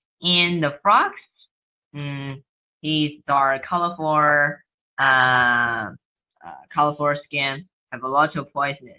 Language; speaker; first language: English; non-native, learner; Chinese